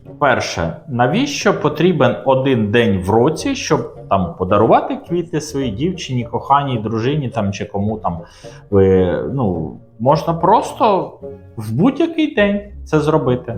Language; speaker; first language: Ukrainian; non-native, local second language; Russian